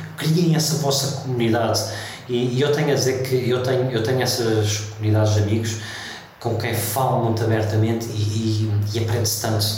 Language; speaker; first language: Portuguese; early bilingual, heritage; Portuguese